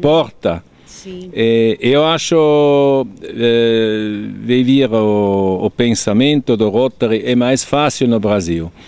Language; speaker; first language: Portuguese; non-native, fluent; German